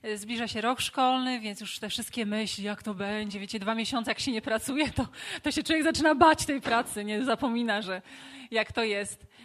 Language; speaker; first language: Polish; native; Polish